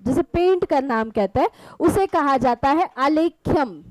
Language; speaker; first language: Hindi; non-native, local second language; Marathi